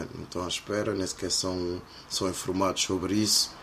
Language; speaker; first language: Portuguese; native; Portuguese